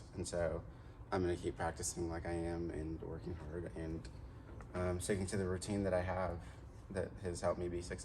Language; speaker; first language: English; native; English